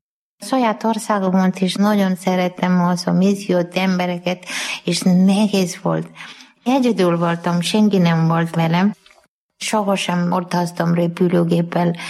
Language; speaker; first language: Hungarian; non-native, learner; Malayalam